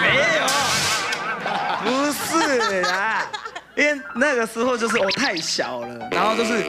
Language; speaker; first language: Chinese; early bilingual, heritage; Chinese